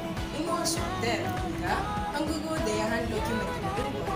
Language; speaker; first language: Korean; non-native, learner; Malay